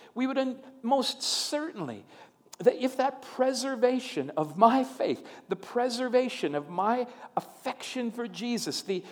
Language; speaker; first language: English; native; English